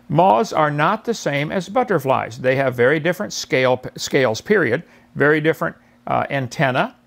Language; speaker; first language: English; native; English